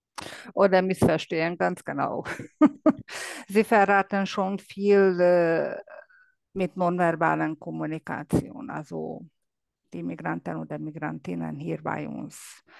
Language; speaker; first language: German; non-native, fluent; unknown